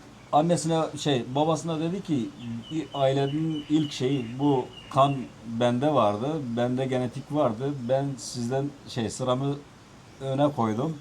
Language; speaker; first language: Turkish; native; Turkish